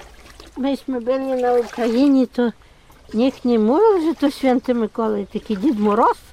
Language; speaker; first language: Polish; non-native, local second language; Ukrainian